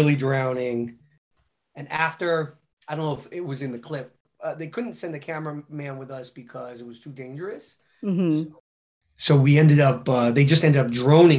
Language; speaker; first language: English; native; English